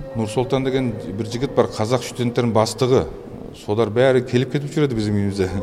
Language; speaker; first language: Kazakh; early bilingual, heritage; Kazakh